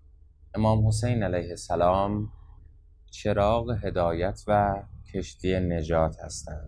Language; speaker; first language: Persian; native; Persian